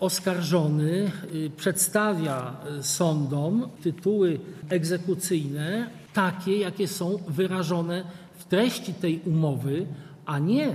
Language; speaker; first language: Polish; native; Polish